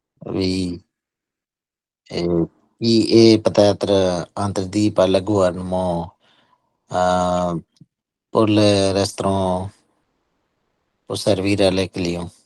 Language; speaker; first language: French; non-native, learner; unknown